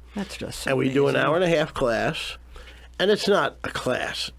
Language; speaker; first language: English; native; English